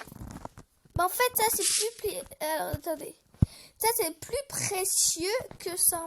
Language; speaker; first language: French; native; French